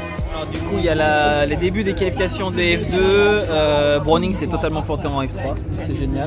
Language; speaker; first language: French; native; French